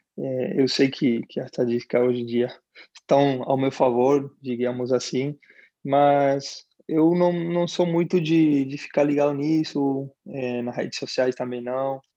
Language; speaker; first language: Portuguese; non-native, fluent; Spanish